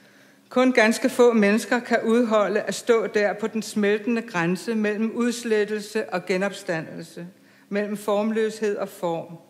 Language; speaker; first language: Danish; native; Danish